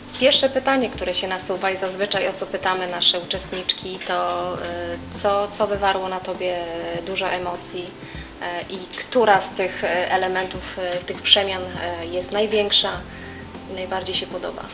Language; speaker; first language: Polish; native; Polish